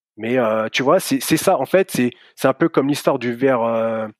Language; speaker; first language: French; native; French